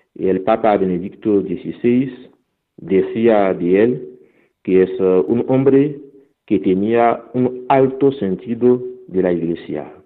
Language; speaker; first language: Spanish; non-native, fluent; Fon